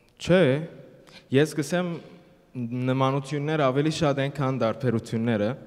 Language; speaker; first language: Armenian; early bilingual, heritage; Armenian